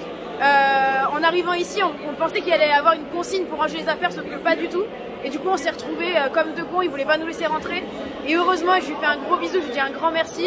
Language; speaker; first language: French; native; French